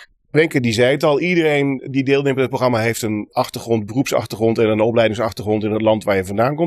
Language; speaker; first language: Dutch; native; Dutch